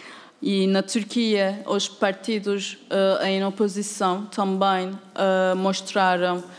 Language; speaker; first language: Portuguese; non-native, fluent; Turkish